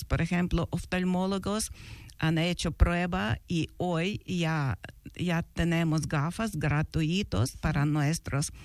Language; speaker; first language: Spanish; non-native, learner; Ukrainian